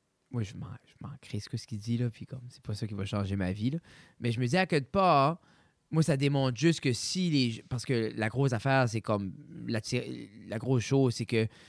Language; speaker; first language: French; native; French